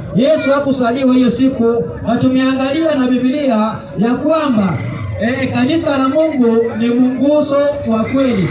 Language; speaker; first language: Swahili; non-native, local second language; Gusii